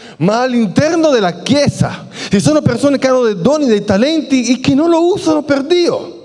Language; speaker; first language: Italian; non-native, fluent; Spanish